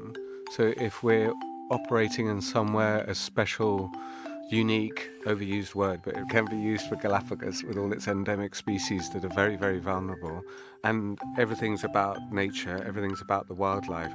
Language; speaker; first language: English; native; English